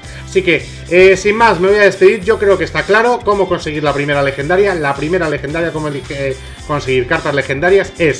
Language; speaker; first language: Spanish; native; Spanish